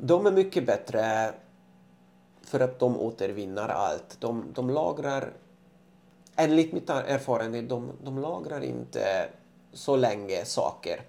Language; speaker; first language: Swedish; non-native, fluent; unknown